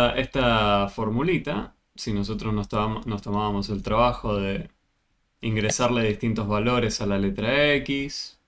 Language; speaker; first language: Spanish; native; Spanish